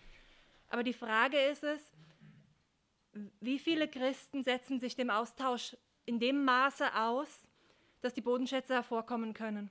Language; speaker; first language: German; native; German